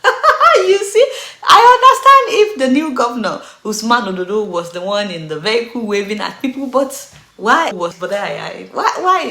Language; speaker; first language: English; non-native, local second language; Yoruba